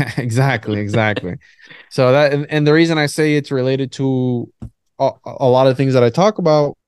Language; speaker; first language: English; native; English